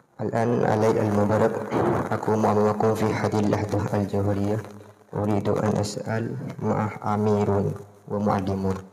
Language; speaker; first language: Arabic; non-native, learner; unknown